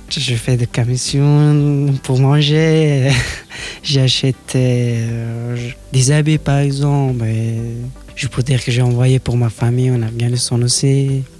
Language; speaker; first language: French; non-native, learner; Persian